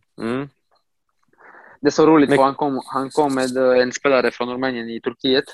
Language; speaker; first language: Swedish; non-native, fluent; Romanian